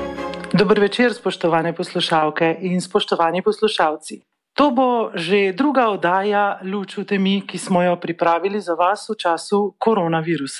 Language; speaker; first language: Slovenian; native; Slovenian